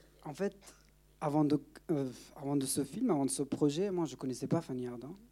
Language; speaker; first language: French; non-native, learner; Persian